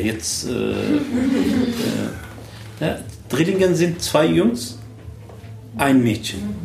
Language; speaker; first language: German; non-native, learner; Turkish